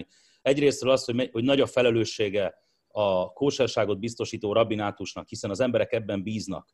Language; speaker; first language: Hungarian; native; Hungarian